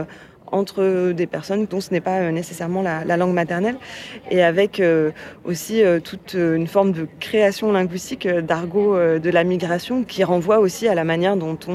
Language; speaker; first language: French; native; French